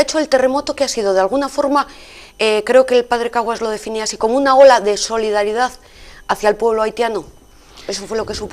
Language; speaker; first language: Spanish; native; Spanish